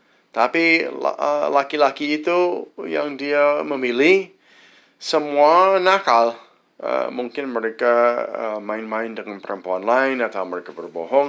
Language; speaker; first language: Indonesian; non-native, fluent; English